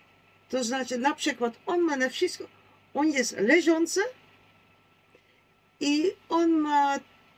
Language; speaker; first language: Polish; non-native, learner; Dutch